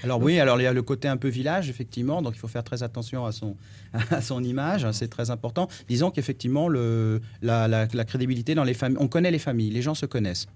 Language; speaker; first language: French; native; French